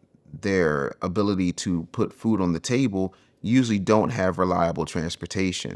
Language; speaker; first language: English; native; English